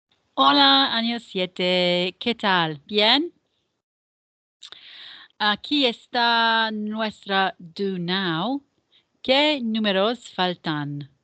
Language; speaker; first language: Spanish; non-native, fluent; English